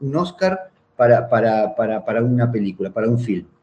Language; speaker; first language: Spanish; native; Spanish